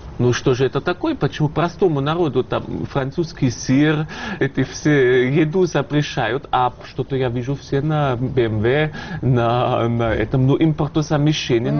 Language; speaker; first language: Russian; non-native, fluent; German